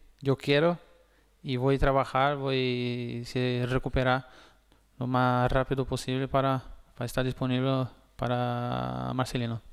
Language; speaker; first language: Spanish; non-native, fluent; Portuguese